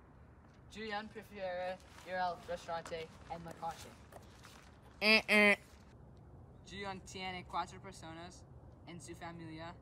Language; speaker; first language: Spanish; non-native, learner; English